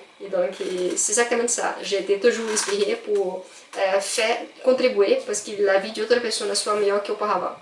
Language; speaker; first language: French; non-native, fluent; Portuguese